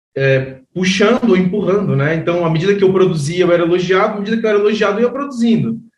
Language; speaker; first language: Portuguese; native; Portuguese